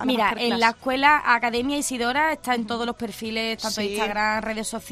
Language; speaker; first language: Spanish; native; Spanish